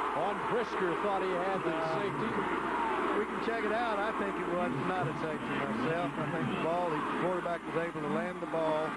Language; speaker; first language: English; native; English